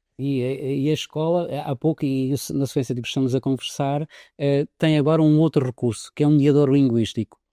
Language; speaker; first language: Portuguese; native; Portuguese